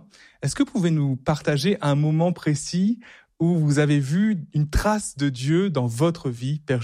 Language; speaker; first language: French; native; French